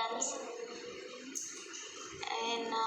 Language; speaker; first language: English; non-native, learner; Vietnamese